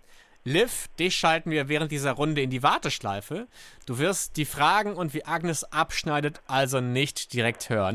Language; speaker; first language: German; native; German